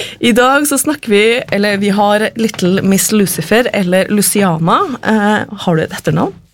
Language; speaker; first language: Norwegian; native; Norwegian